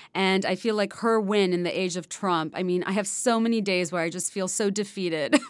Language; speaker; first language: English; non-native, local second language; Bangla